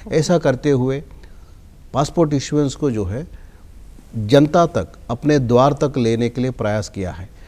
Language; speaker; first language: Hindi; non-native, local second language; Telugu